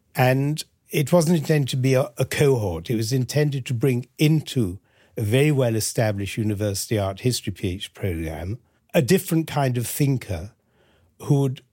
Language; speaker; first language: English; early bilingual, other home language; French